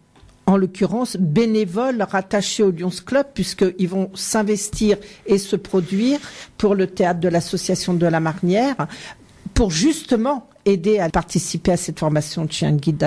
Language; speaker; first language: French; native; French